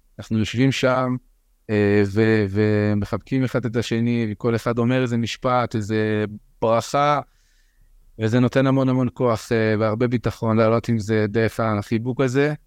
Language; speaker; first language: Hebrew; early bilingual, other home language; French